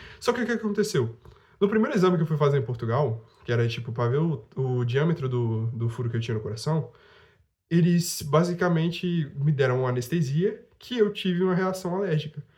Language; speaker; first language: Portuguese; native; Portuguese